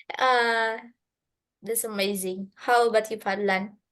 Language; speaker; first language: English; non-native, learner; Indonesian